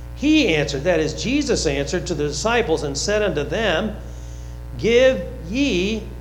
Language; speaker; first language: English; native; English